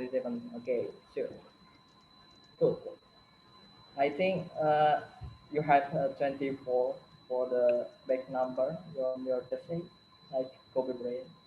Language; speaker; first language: English; non-native, learner; Indonesian